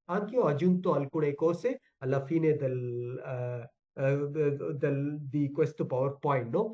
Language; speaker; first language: Italian; non-native, fluent; Tamil